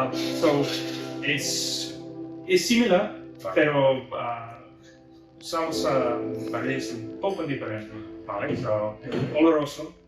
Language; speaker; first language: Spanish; non-native, learner; English